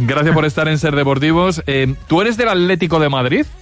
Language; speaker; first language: Spanish; native; Spanish